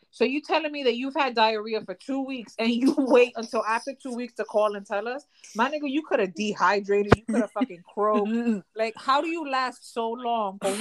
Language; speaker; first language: English; early bilingual, other home language; Spanish